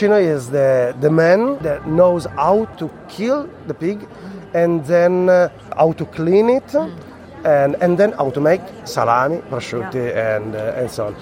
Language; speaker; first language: English; non-native, fluent; Italian